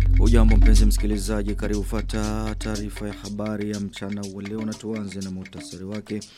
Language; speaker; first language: Swahili; non-native, local second language; Rundi